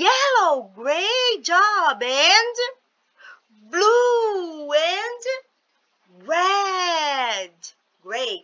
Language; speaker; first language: English; non-native, fluent; Portuguese